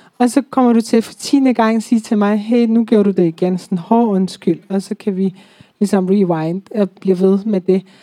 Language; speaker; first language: Danish; early bilingual, other home language; Persian